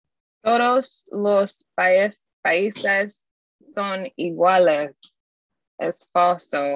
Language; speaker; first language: Spanish; non-native, learner; English